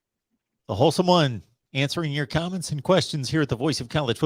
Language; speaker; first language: English; native; English